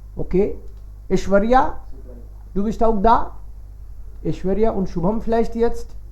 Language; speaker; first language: German; non-native, fluent; Hindi